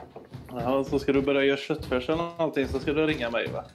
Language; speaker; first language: Swedish; native; Swedish